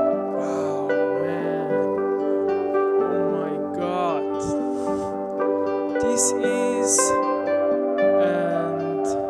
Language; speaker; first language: English; non-native, learner; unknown